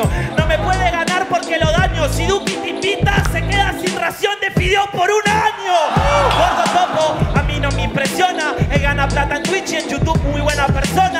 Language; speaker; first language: Spanish; native; Spanish